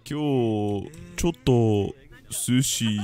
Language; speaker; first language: Japanese; non-native, learner; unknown